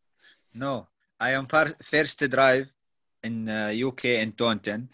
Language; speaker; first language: English; non-native, learner; Arabic